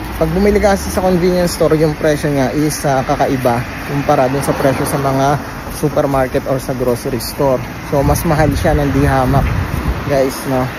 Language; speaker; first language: Filipino; native; Filipino